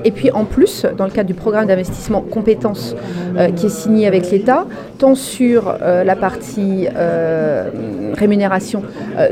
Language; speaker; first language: French; native; French